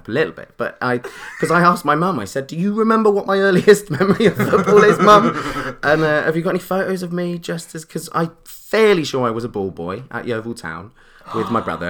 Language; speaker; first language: English; native; English